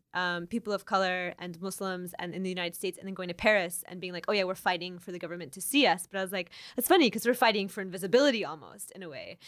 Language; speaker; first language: English; native; English